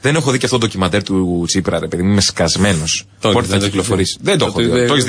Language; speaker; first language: Greek; native; Greek